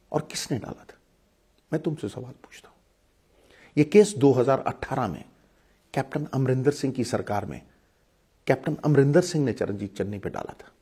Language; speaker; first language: Hindi; non-native, local second language; Punjabi